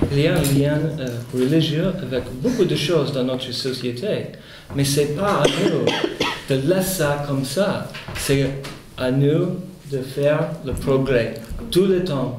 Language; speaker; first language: French; non-native, fluent; Spanish